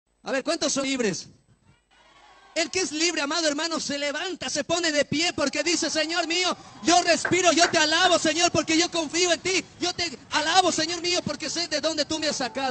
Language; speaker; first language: Spanish; native; Spanish